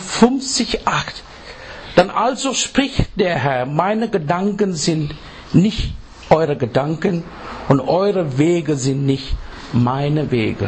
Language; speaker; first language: German; non-native, learner; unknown